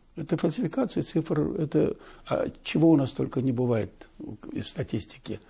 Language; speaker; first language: Russian; non-native, local second language; Tatar